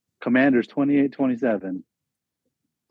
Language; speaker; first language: English; native; English